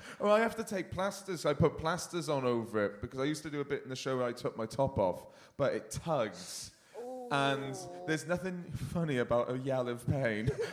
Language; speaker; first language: English; native; English